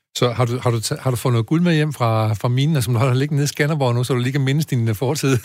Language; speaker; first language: Danish; native; Danish